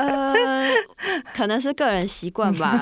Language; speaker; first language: Chinese; native; Chinese